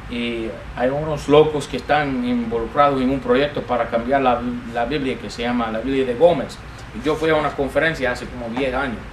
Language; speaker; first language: Spanish; non-native, fluent; English